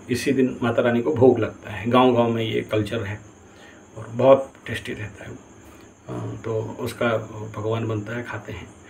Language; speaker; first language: Hindi; non-native, local second language; Odia